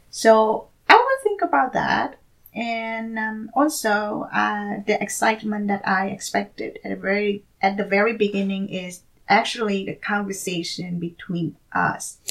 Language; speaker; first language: English; non-native, fluent; Vietnamese